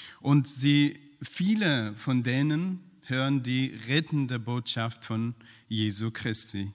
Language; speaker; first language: German; non-native, fluent; Persian